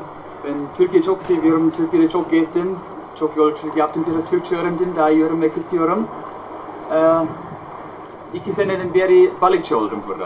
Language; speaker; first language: Turkish; non-native, learner; German